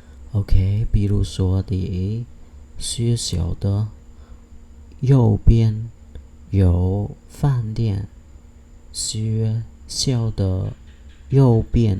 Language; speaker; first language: Chinese; non-native, fluent; Khmer